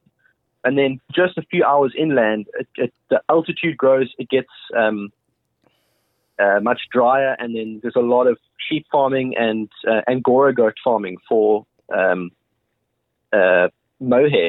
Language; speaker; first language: English; native; English